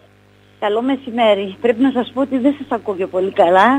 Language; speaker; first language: Greek; native; Greek